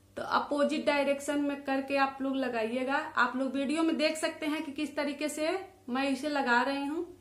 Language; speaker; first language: Hindi; native; Hindi